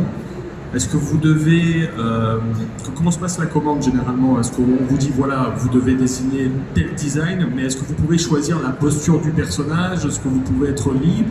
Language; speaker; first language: French; native; French